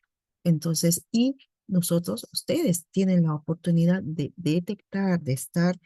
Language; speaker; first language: Spanish; native; Spanish